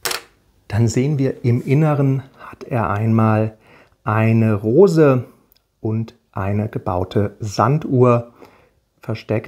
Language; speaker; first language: German; native; German